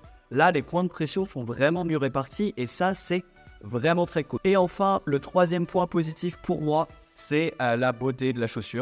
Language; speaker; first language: French; native; French